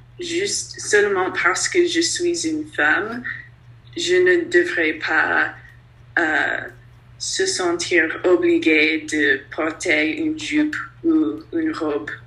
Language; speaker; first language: French; non-native, learner; English